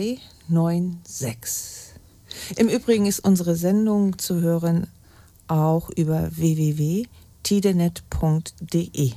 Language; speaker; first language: German; native; German